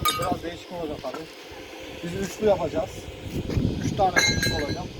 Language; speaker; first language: Turkish; native; Turkish